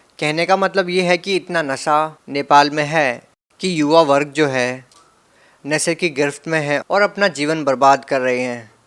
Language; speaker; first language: Hindi; native; Hindi